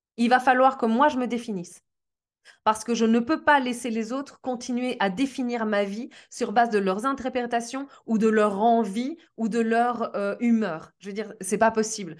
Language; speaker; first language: French; early bilingual, other home language; Portuguese